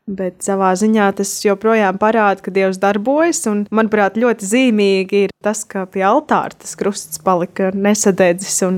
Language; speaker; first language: Latvian; native; Latvian